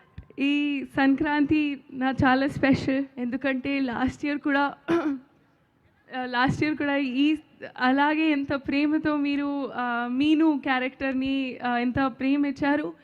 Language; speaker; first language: Telugu; non-native, learner; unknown